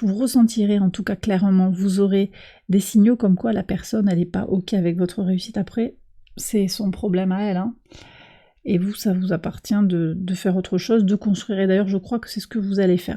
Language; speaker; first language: French; native; French